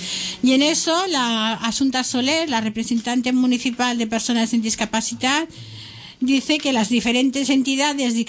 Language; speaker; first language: Spanish; native; Spanish